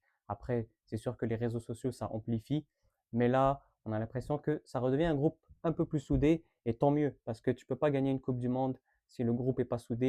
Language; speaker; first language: French; native; French